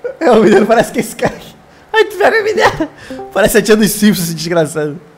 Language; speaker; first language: Portuguese; native; Portuguese